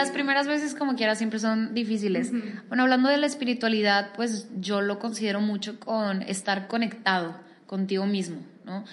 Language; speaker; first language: Spanish; native; Spanish